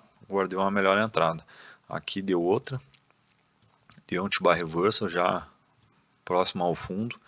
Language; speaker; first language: Portuguese; native; Portuguese